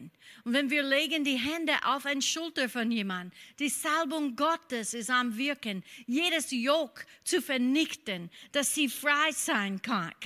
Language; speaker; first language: German; non-native, fluent; English